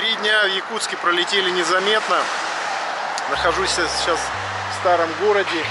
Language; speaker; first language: Russian; native; Russian